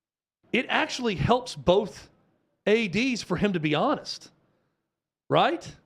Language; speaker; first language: English; native; English